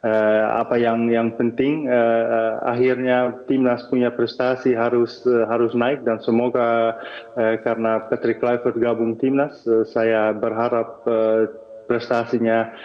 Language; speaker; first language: Indonesian; early bilingual, heritage; Dutch